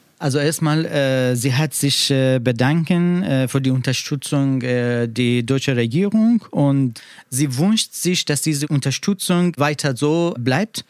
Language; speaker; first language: German; non-native, learner; Persian